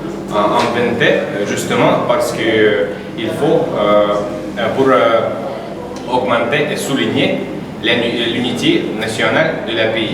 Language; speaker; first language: French; non-native, learner; Russian